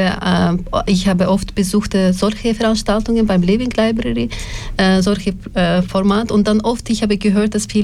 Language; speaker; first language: German; non-native, learner; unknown